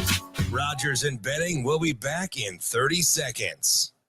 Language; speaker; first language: English; native; English